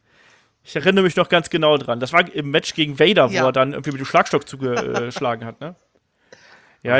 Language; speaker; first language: German; native; German